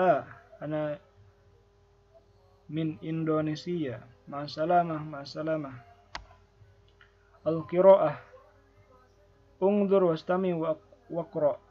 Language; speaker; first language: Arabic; non-native, fluent; Indonesian